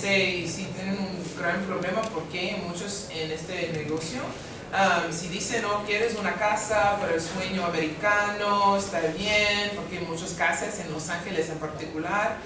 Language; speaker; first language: Spanish; non-native, learner; English